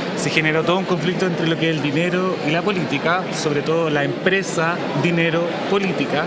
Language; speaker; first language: Spanish; native; Spanish